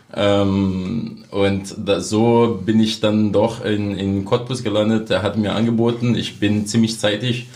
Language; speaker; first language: German; non-native, fluent; Portuguese